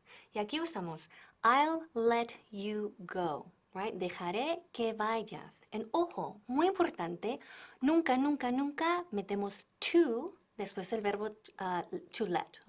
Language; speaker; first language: Spanish; non-native, fluent; English